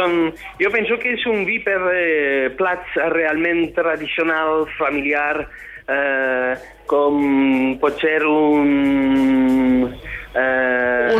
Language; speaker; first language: Catalan; non-native, fluent; French